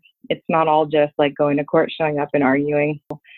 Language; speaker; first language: English; native; English